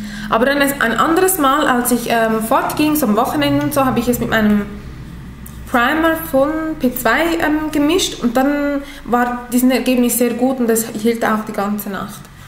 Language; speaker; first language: German; non-native, fluent; Italian